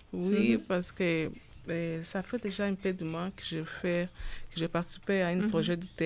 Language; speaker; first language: French; non-native, learner; Portuguese